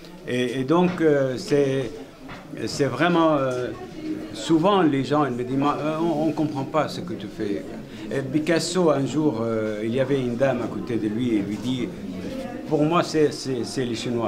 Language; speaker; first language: French; non-native, fluent; Arabic